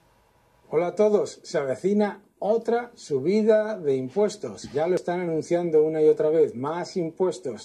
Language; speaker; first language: Spanish; native; Spanish